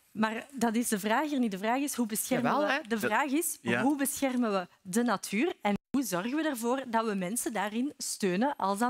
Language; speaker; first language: Dutch; native; Dutch